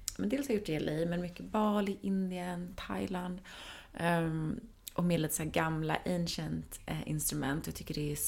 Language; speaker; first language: Swedish; native; Swedish